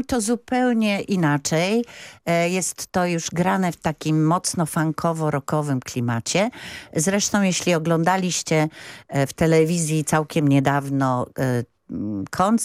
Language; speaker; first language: Polish; native; Polish